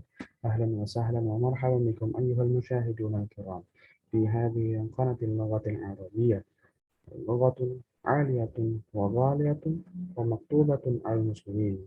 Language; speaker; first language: Arabic; non-native, learner; Indonesian